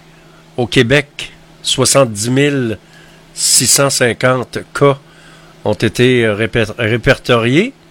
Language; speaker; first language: French; native; French